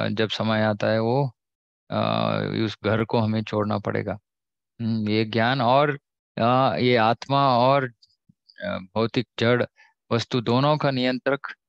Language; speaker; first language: Hindi; non-native, local second language; Kannada